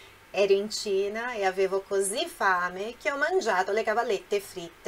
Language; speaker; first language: Italian; non-native, fluent; Portuguese